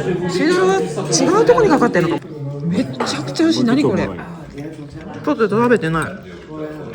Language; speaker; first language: Japanese; native; Japanese